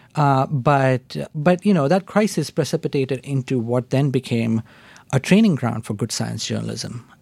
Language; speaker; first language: English; non-native, local second language; Hindi